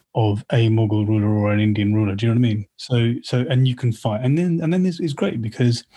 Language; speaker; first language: English; native; English